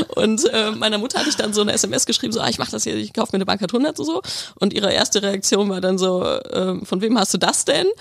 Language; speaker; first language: German; native; German